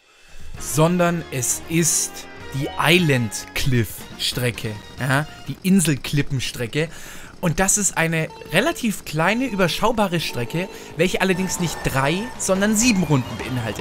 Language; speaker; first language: German; native; German